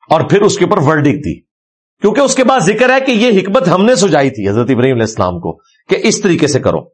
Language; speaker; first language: Urdu; non-native, local second language; Punjabi